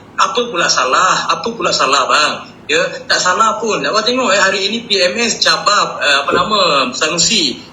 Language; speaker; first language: Malay; non-native, local second language; Tamil